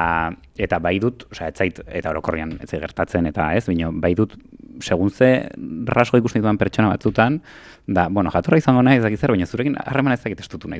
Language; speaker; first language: Basque; native; Basque